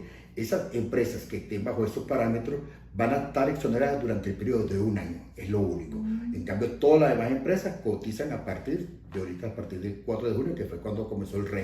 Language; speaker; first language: Spanish; native; Spanish